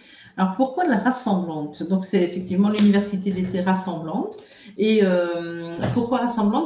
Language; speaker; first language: French; native; French